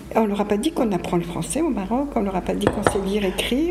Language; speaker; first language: French; early bilingual, other home language; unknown